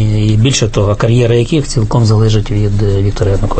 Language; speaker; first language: Ukrainian; native; Ukrainian